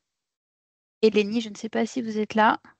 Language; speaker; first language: French; native; French